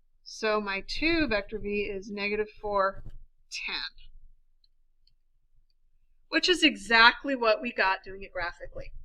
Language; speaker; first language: English; native; English